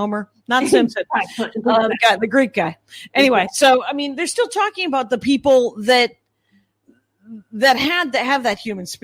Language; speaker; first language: English; native; English